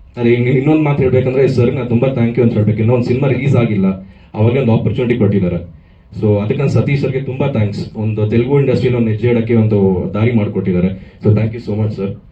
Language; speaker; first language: Kannada; native; Kannada